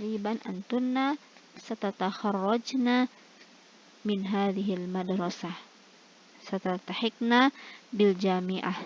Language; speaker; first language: Arabic; non-native, fluent; Indonesian